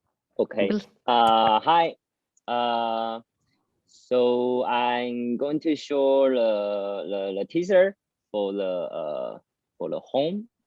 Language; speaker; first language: English; non-native, learner; Chinese